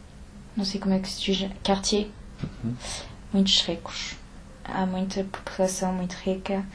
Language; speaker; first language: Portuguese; early bilingual, heritage; French